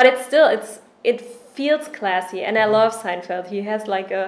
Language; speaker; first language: English; non-native, fluent; German